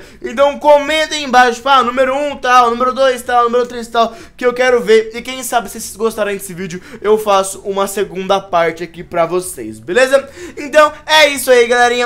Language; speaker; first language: Portuguese; native; Portuguese